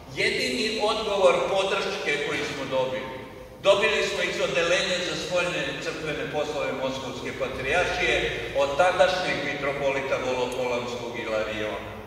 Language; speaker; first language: Serbian; non-native, fluent; Greek